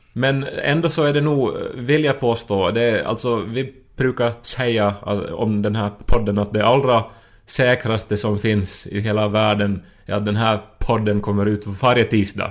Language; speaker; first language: Swedish; native; Swedish